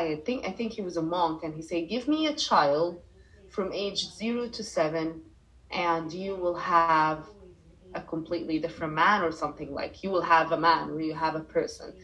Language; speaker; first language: English; non-native, fluent; Arabic